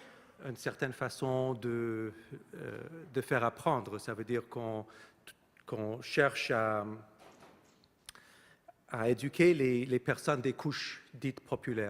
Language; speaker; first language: French; non-native, fluent; Arabic